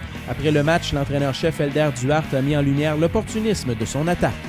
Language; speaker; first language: French; native; French